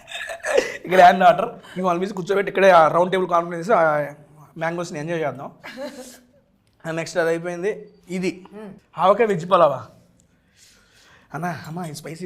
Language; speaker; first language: Telugu; native; Telugu